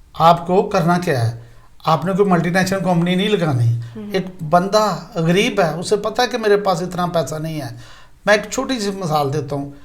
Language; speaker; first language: Urdu; non-native, local second language; Punjabi